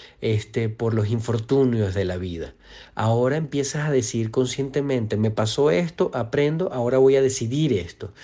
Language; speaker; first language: Spanish; native; Spanish